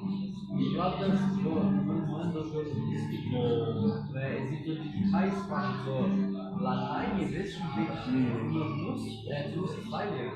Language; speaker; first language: German; non-native, learner; Portuguese